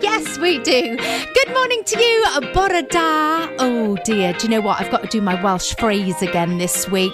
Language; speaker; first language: English; native; English